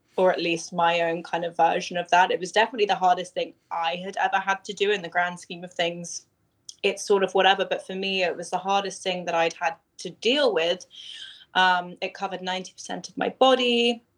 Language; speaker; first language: English; native; English